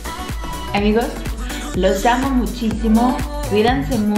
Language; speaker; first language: Spanish; non-native, fluent; Russian